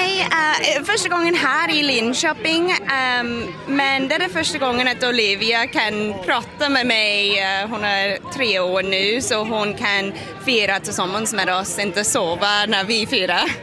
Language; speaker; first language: Swedish; non-native, learner; English